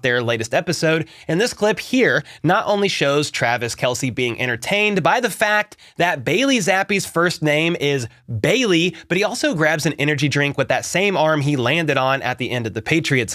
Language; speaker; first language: English; native; English